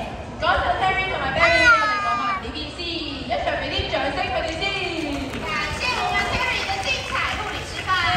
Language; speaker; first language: Chinese; native; Chinese